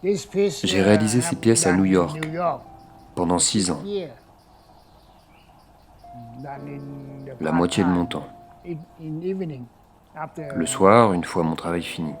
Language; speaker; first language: French; non-native, learner; Thai